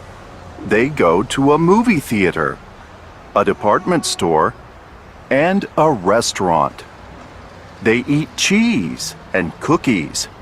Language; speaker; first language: English; non-native, learner; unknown